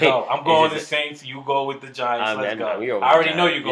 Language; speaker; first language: English; native; English